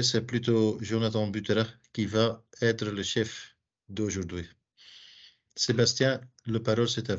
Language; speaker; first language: French; non-native, local second language; Dutch